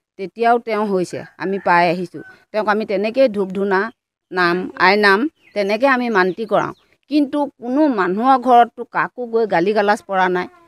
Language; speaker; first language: Assamese; native; Assamese